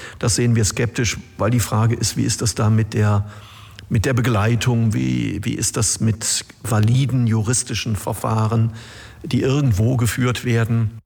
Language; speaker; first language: German; native; German